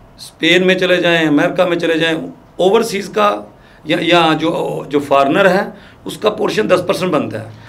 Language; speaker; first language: Urdu; non-native, local second language; Punjabi